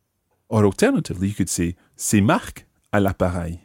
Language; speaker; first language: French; non-native, fluent; English